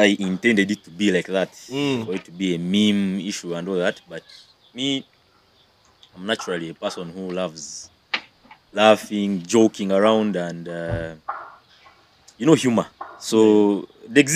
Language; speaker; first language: English; non-native, local second language; Nyankole